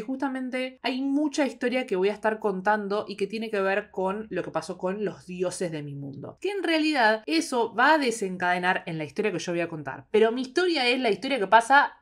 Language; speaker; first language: Spanish; native; Spanish